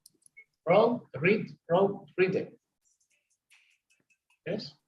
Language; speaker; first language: English; non-native, learner; Spanish